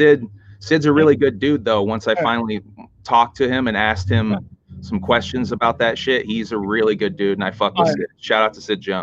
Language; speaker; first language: English; native; English